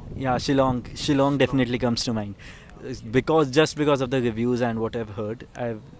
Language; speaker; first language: English; non-native, local second language; Punjabi